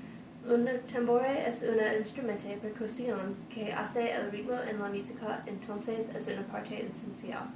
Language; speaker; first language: Spanish; non-native, learner; English